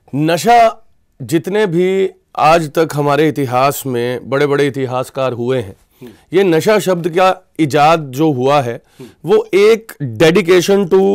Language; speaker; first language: Hindi; non-native, local second language; Punjabi